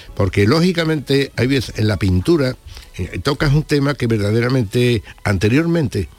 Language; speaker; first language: Spanish; native; Spanish